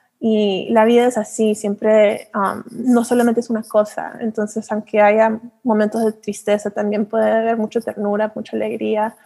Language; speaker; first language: Spanish; early bilingual, heritage; Spanish